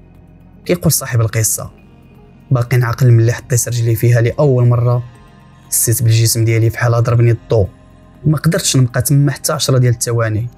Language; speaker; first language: Arabic; native; Arabic